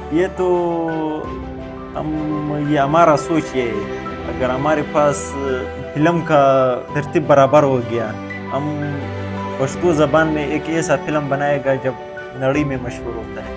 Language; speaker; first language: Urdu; non-native, local second language; Pashto